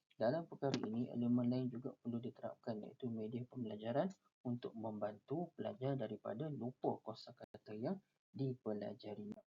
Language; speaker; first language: Malay; native; Malay